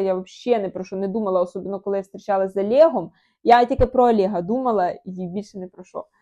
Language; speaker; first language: Ukrainian; non-native, local second language; Russian